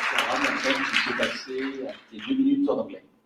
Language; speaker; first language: French; native; French